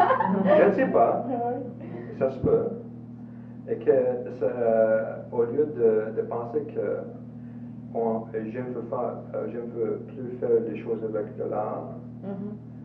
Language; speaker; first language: French; non-native, local second language; English